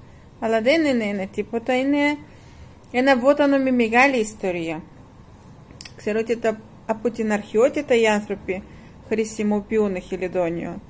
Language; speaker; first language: Greek; non-native, fluent; Russian